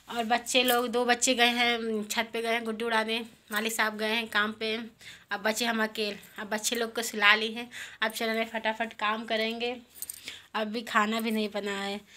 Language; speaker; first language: Hindi; native; Hindi